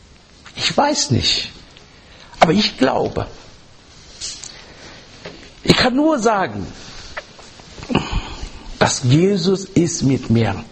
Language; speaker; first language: German; non-native, learner; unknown